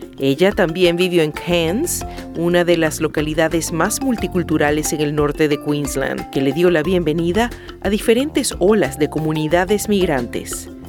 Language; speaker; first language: Spanish; native; Spanish